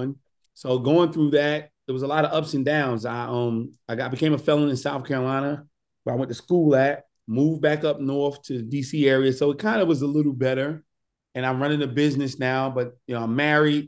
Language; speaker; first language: English; native; English